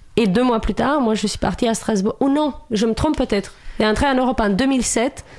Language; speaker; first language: French; non-native, fluent; Romanian